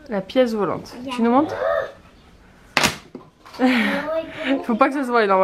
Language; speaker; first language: French; native; French